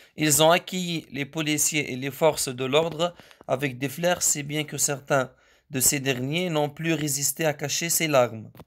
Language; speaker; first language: French; non-native, local second language; Arabic